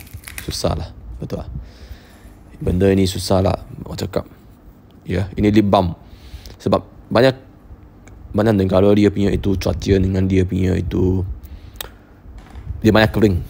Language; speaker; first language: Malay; non-native, local second language; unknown